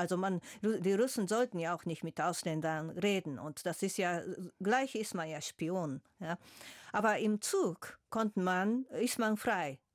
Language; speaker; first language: German; non-native, fluent; Japanese